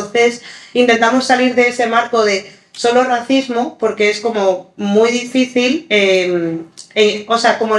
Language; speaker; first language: Spanish; early bilingual, other home language; Arabic